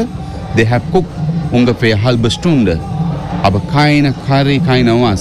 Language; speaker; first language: German; non-native, learner; Sinhala